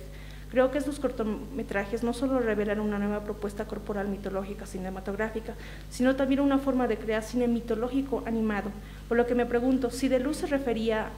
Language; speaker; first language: Spanish; native; Spanish